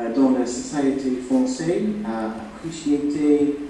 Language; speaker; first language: French; non-native, learner; English